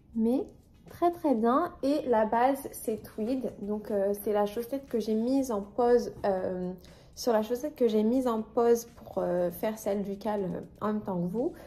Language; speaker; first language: French; native; French